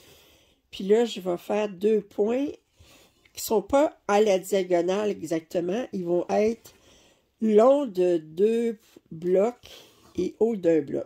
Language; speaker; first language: French; native; French